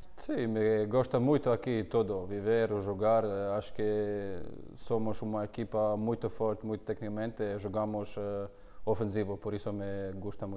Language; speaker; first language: Portuguese; non-native, learner; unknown